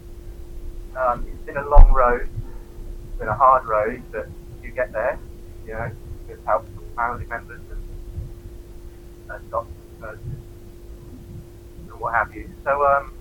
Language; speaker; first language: English; native; English